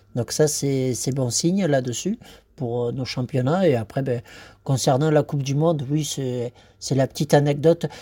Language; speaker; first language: French; native; French